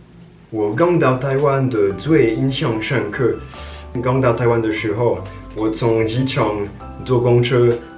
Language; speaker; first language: Chinese; non-native, fluent; French